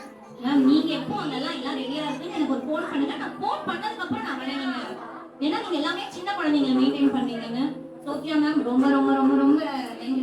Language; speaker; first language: Tamil; native; Tamil